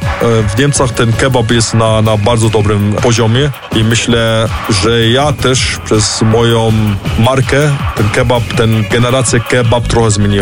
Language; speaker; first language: Polish; early bilingual, heritage; Polish